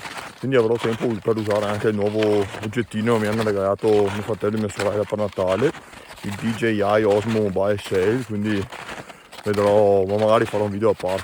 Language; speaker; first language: Italian; native; Italian